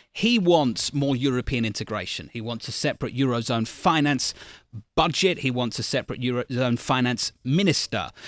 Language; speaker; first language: English; native; English